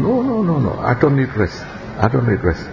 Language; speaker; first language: English; non-native, fluent; Indonesian